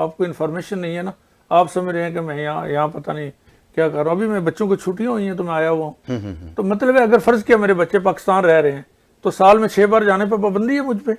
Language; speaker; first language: Urdu; non-native, local second language; Punjabi